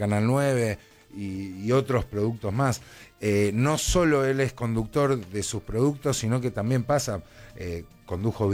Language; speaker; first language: Spanish; native; Spanish